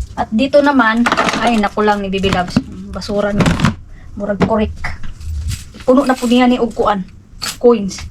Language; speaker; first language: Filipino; non-native, local second language; Cebuano